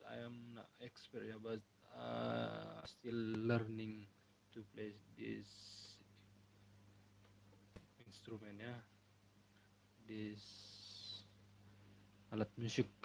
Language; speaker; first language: English; non-native, learner; Indonesian